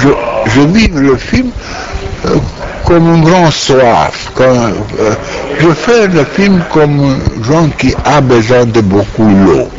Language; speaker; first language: French; non-native, learner; Romanian